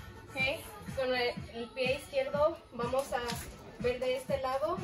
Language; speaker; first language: Spanish; early bilingual, heritage; Spanish